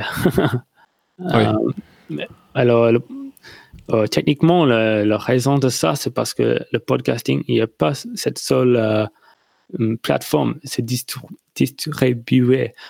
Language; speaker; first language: French; non-native, fluent; English